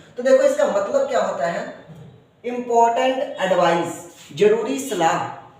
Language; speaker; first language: Hindi; non-native, local second language; Punjabi